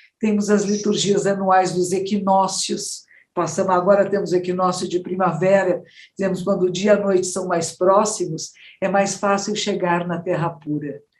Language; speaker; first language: Portuguese; native; Portuguese